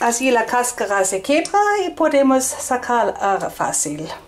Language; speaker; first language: Spanish; non-native, fluent; German